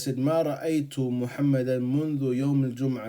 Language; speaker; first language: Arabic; non-native, fluent; English